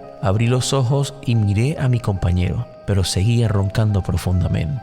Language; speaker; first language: Spanish; native; Spanish